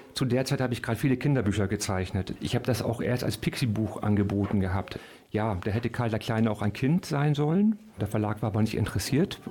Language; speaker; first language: German; native; German